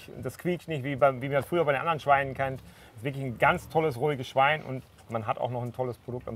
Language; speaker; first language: German; native; German